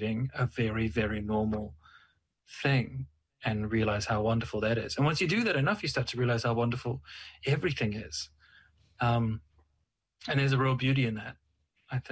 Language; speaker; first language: English; native; English